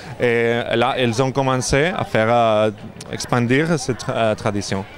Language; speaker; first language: French; non-native, learner; Catalan